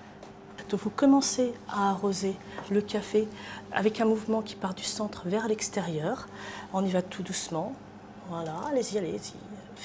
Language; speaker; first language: French; native; French